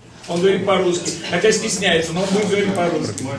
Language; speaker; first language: Russian; native; Russian